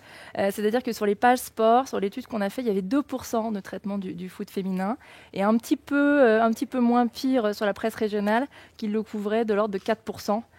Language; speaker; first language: French; native; French